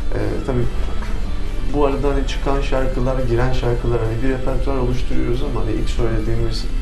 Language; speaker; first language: Turkish; non-native, local second language; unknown